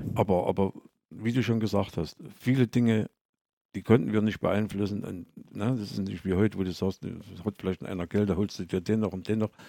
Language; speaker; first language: German; native; German